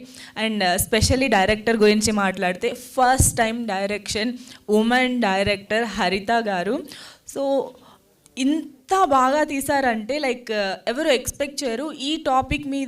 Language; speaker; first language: Telugu; non-native, fluent; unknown